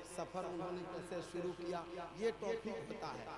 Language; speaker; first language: Hindi; native; Hindi